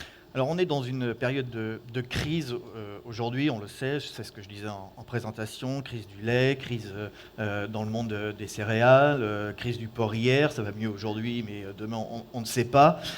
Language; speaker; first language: French; native; French